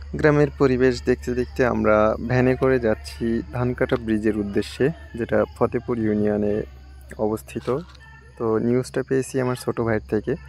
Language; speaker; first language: Bangla; native; Bangla